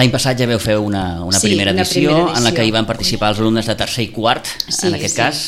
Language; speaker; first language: Catalan; native; Catalan